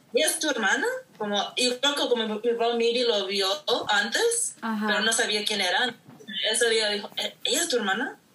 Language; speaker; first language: Spanish; early bilingual, heritage; Spanish